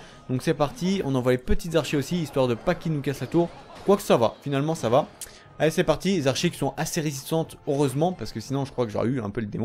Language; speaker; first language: French; native; French